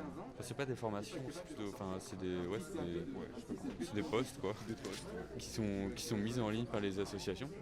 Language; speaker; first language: French; native; French